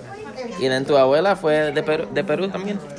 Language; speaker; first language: Spanish; early bilingual, heritage; Spanish